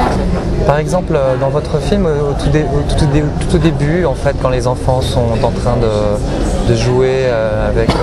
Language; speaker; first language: French; native; French